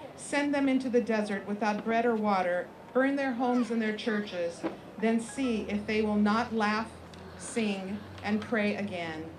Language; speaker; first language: English; native; English